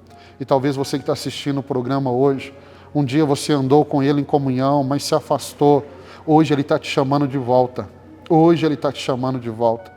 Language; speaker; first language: Portuguese; native; Portuguese